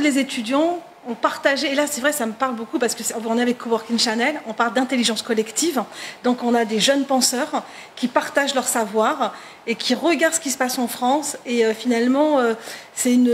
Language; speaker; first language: French; native; French